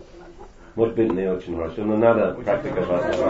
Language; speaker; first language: Russian; non-native, fluent; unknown